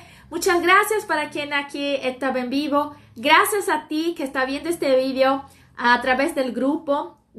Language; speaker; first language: Spanish; non-native, fluent; Portuguese